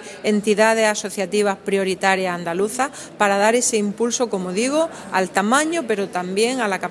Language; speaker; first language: Spanish; native; Spanish